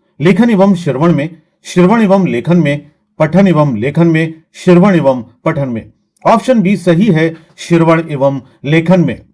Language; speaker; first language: Hindi; native; Hindi